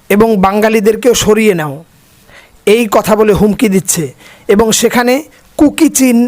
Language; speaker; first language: Bangla; native; Bangla